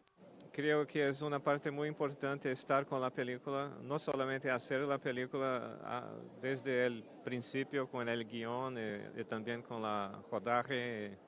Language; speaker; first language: Spanish; non-native, fluent; Portuguese